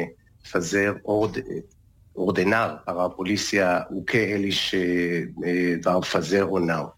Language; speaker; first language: Portuguese; non-native, learner; Hebrew